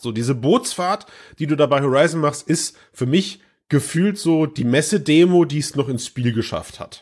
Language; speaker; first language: German; native; German